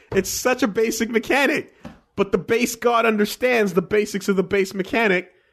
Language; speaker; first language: English; native; English